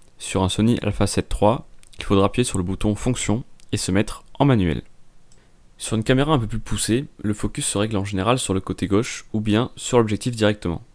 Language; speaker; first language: French; native; French